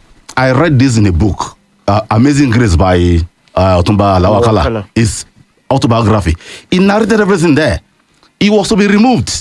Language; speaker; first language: English; non-native, local second language; Yoruba